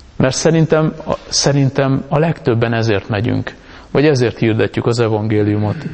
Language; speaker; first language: Hungarian; native; Hungarian